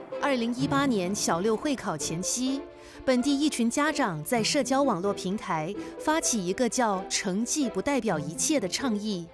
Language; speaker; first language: Chinese; native; Chinese